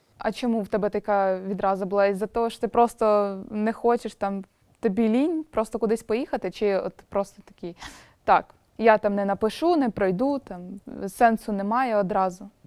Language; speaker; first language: Ukrainian; native; Ukrainian